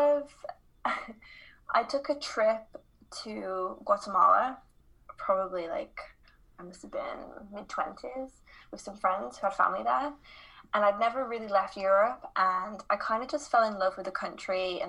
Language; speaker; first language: English; native; English